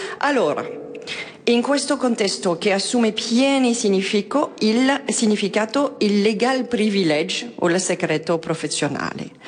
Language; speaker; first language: Italian; non-native, fluent; French